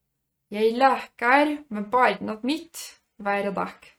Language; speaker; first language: Norwegian; non-native, fluent; Polish